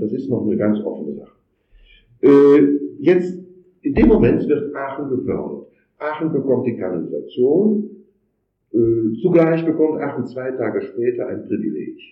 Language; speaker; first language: German; native; German